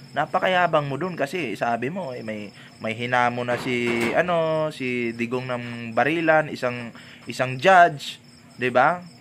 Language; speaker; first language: Filipino; non-native, local second language; Cebuano